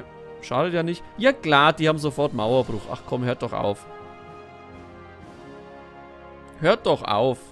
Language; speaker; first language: German; native; German